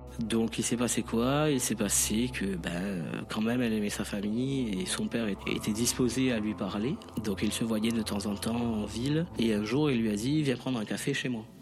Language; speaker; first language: French; non-native, local second language; Morisyen